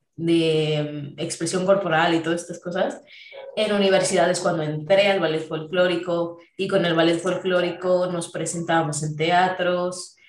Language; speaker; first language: Spanish; native; Spanish